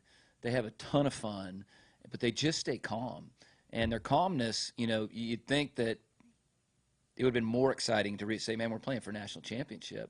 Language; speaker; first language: English; native; English